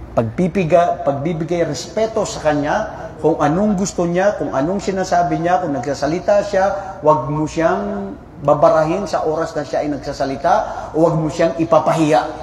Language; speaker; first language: Filipino; non-native, local second language; Maranao